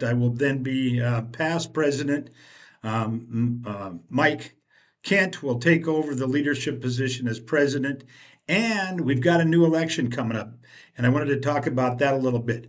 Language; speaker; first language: English; native; English